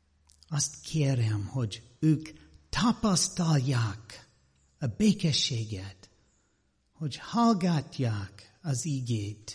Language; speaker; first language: Hungarian; non-native, learner; English